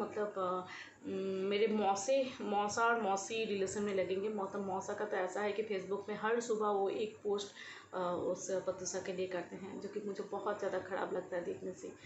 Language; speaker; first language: Hindi; non-native, local second language; Bangla